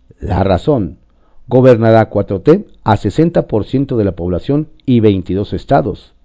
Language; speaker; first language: Spanish; native; Spanish